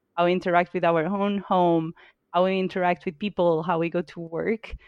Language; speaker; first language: English; non-native, fluent; Portuguese